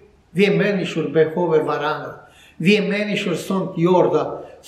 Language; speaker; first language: Swedish; non-native, fluent; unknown